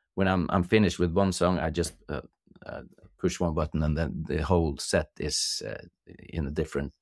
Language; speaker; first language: English; non-native, fluent; Norwegian